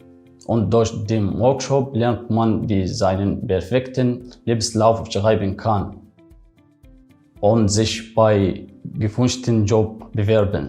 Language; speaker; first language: German; non-native, learner; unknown